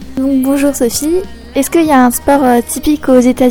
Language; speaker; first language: French; native; French